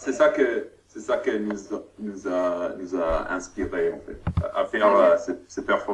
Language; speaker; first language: French; non-native, learner; German